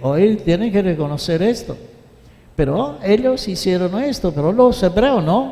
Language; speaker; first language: Spanish; non-native, fluent; Italian